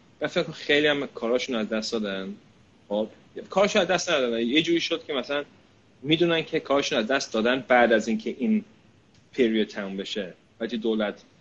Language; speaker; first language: Persian; early bilingual, heritage; Persian